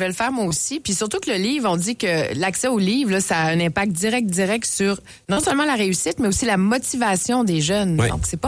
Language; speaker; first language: French; native; French